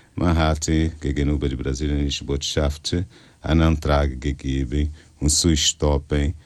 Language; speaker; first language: German; non-native, learner; Portuguese